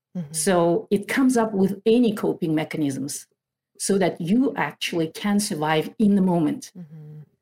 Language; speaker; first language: English; non-native, fluent; Kazakh